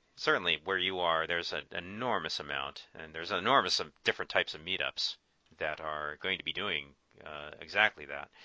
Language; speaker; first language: English; native; English